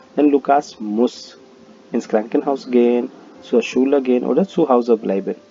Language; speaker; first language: German; non-native, fluent; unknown